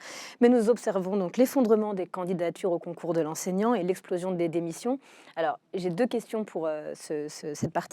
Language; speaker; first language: French; native; French